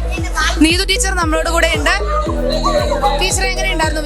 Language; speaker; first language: Malayalam; native; Malayalam